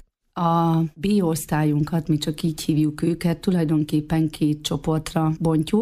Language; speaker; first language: Hungarian; native; Hungarian